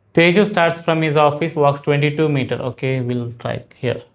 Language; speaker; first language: English; non-native, local second language; Kannada